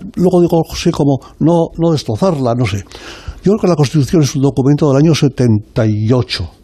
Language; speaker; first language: Spanish; native; Spanish